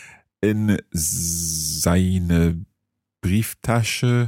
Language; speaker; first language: German; non-native, learner; English